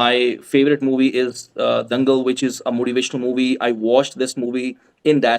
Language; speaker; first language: English; non-native, local second language; Hindi